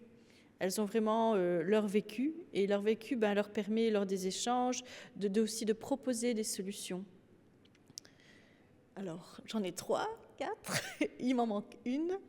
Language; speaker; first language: French; native; French